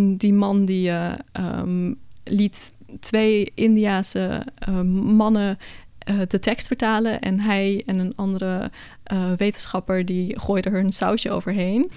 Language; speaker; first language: Dutch; early bilingual, other home language; Persian